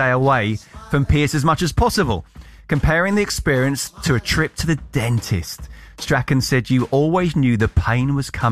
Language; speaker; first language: English; native; English